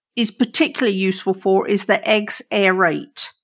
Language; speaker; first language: English; native; English